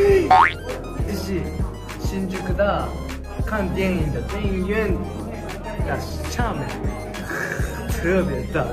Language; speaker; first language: Chinese; non-native, learner; Japanese